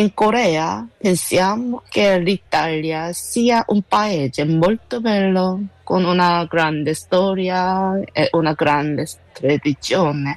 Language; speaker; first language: Italian; non-native, learner; Korean